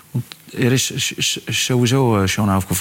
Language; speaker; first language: German; non-native, fluent; Dutch